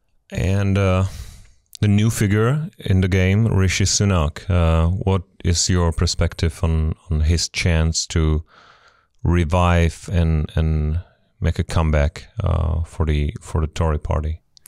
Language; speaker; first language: English; non-native, fluent; Czech